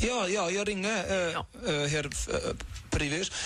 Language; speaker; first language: Swedish; non-native, learner; Icelandic